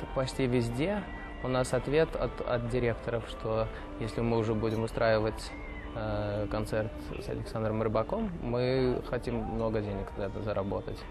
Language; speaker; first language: Russian; early bilingual, heritage; Russian